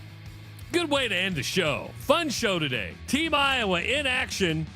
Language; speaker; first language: English; native; English